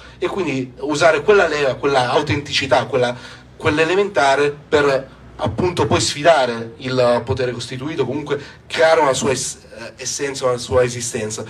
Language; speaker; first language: Italian; native; Italian